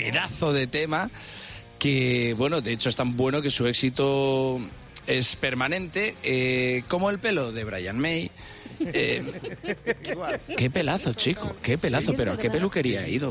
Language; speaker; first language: Spanish; native; Spanish